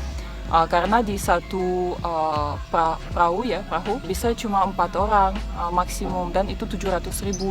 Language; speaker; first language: Indonesian; non-native, fluent; Russian